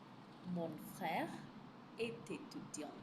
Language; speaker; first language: French; non-native, fluent; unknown